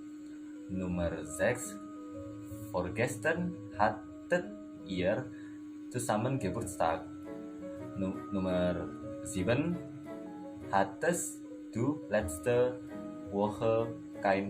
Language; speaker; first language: German; non-native, learner; Indonesian